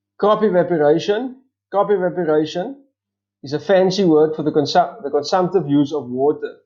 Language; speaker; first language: English; non-native, local second language; Afrikaans